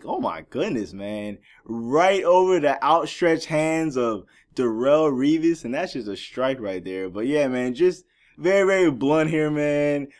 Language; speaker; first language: English; native; English